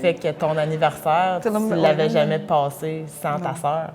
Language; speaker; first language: French; native; French